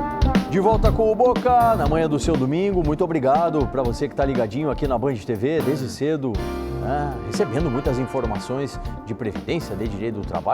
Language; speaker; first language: Portuguese; native; Portuguese